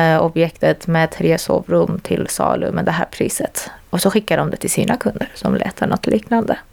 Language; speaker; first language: Swedish; native; Swedish